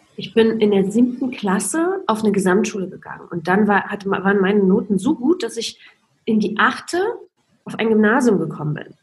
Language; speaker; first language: German; non-native, fluent; Polish